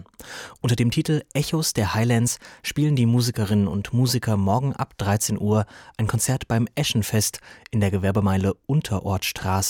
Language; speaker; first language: German; native; German